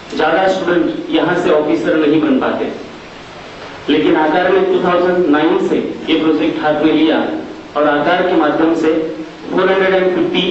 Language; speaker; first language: Hindi; non-native, local second language; Marathi